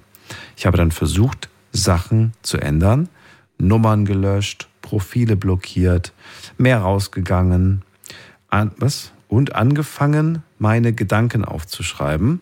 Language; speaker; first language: German; native; German